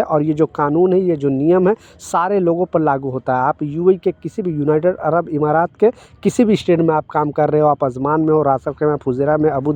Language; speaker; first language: Hindi; native; Hindi